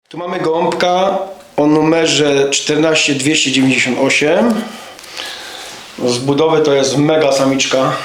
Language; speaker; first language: Polish; native; Polish